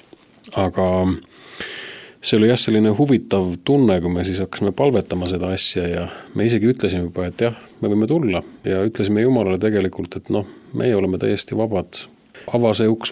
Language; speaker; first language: Estonian; native; Estonian